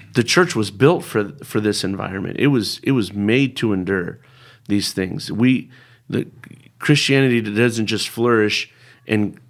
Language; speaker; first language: English; early bilingual, other home language; Spanish